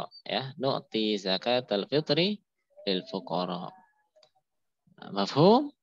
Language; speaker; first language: Arabic; non-native, fluent; Indonesian